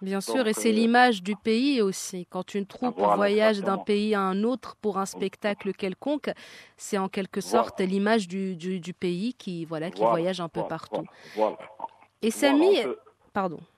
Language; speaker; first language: French; native; French